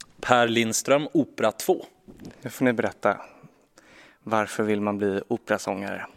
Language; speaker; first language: Swedish; native; Swedish